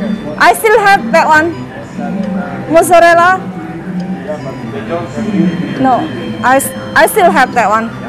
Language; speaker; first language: English; non-native, fluent; Indonesian